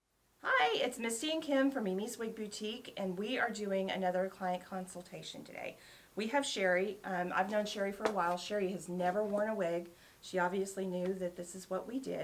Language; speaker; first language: English; native; English